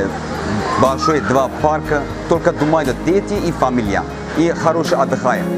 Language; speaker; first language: Russian; non-native, learner; Turkish